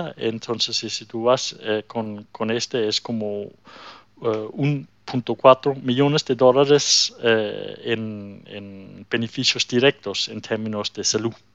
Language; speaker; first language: Spanish; non-native, fluent; Danish